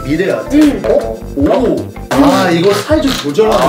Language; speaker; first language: Korean; non-native, fluent; English